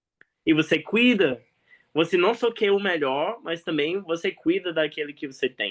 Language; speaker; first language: Portuguese; non-native, fluent; English